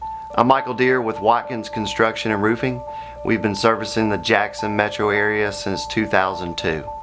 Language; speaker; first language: English; native; English